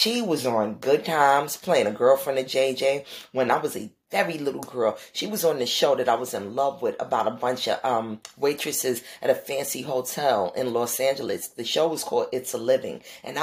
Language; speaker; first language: English; native; English